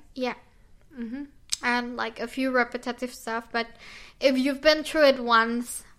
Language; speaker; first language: English; non-native, fluent; Indonesian